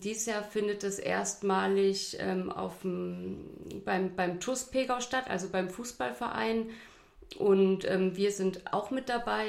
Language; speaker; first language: German; native; German